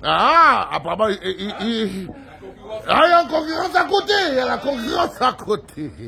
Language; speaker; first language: French; native; French